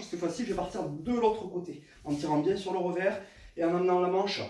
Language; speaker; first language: French; native; French